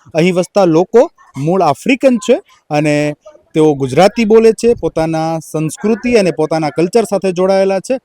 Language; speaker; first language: Gujarati; native; Gujarati